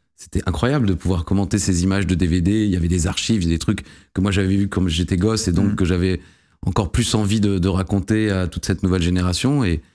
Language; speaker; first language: French; native; French